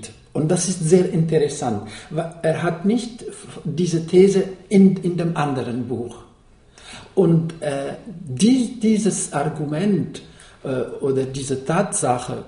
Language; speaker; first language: German; non-native, fluent; Arabic